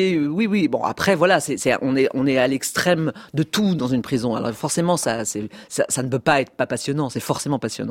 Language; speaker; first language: French; native; French